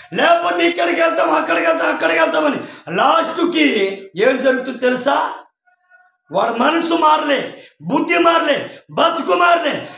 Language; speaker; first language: Telugu; non-native, local second language; Koya